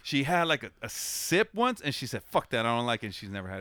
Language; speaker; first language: English; early bilingual, other home language; Spanish